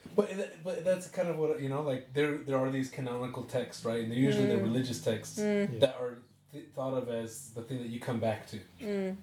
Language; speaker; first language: English; native; English